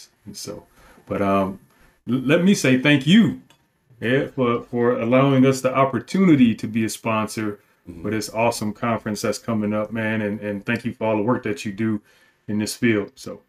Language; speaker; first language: English; native; English